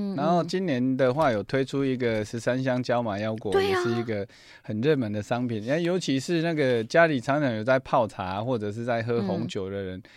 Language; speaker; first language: Chinese; native; Chinese